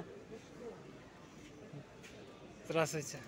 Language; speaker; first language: Russian; non-native, local second language; Uzbek